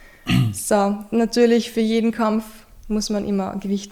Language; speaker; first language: German; native; German